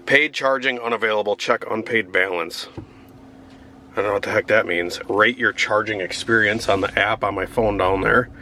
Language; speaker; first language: English; native; English